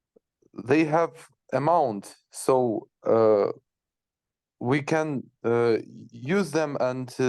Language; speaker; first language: English; non-native, learner; Ukrainian